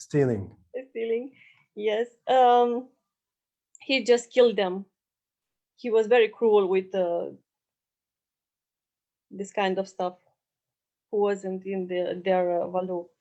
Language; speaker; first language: English; non-native, learner; Romanian